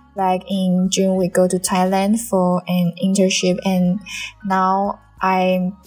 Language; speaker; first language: English; non-native, learner; Chinese